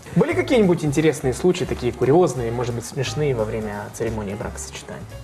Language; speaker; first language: Russian; native; Russian